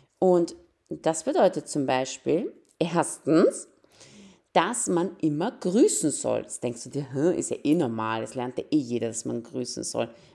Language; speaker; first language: German; early bilingual, other home language; Persian